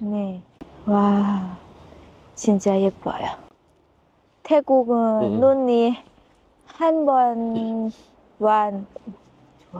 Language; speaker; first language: Korean; non-native, learner; Thai